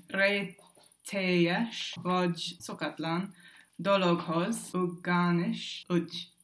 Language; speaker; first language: Hungarian; non-native, learner; English